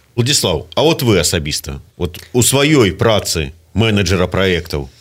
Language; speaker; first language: Belarusian; native; Belarusian